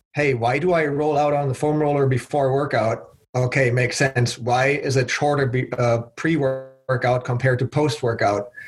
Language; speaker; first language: English; non-native, fluent; German